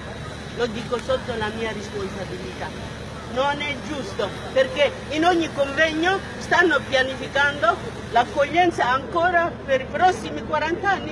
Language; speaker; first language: Italian; non-native, fluent; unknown